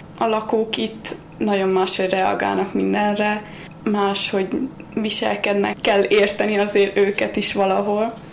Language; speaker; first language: Hungarian; early bilingual, heritage; Hungarian